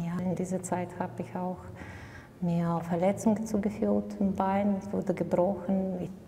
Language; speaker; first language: German; non-native, learner; Belarusian